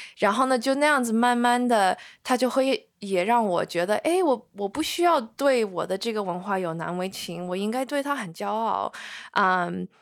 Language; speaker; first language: Chinese; early bilingual, heritage; Chinese